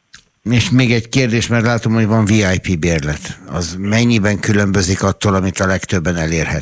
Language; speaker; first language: Hungarian; native; Hungarian